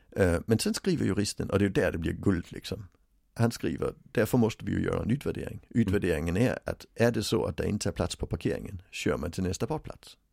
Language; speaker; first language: Swedish; native; Swedish